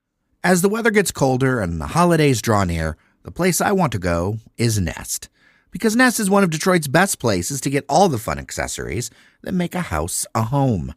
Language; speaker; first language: English; native; English